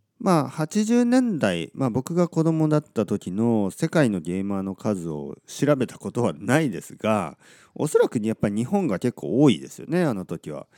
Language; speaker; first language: Japanese; native; Japanese